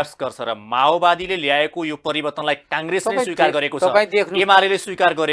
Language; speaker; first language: Nepali; native; Nepali